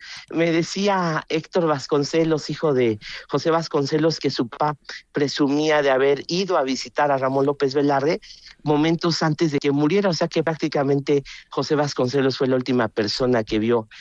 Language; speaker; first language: Spanish; native; Spanish